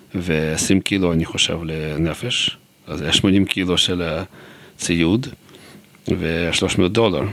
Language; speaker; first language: Hebrew; non-native, fluent; Russian